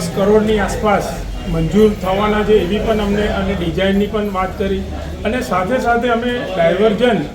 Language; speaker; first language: Gujarati; native; Gujarati